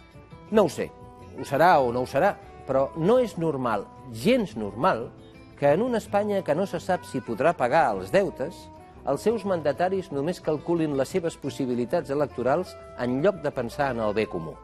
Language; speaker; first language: Catalan; native; Catalan